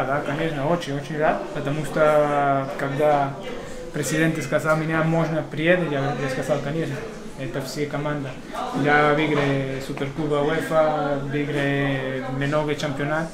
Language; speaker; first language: Russian; non-native, learner; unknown